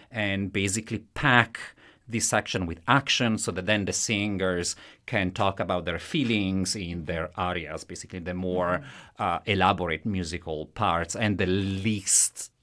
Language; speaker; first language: English; non-native, fluent; Italian